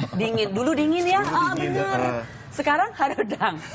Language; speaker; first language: Indonesian; native; Indonesian